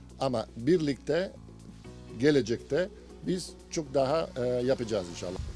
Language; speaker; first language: Turkish; non-native, learner; Italian